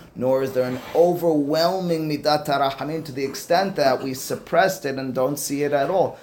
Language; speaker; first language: English; native; English